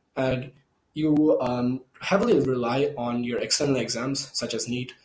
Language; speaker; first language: English; non-native, local second language; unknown